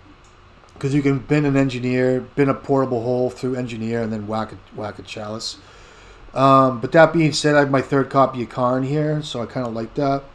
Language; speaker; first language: English; native; English